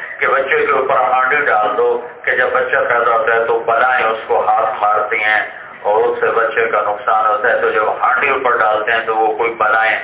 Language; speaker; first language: Urdu; non-native, local second language; Punjabi